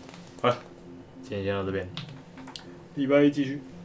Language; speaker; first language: Chinese; native; Chinese